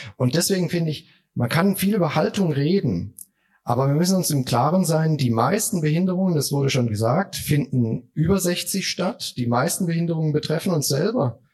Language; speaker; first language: German; native; German